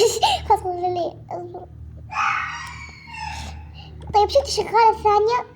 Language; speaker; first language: Arabic; native; Arabic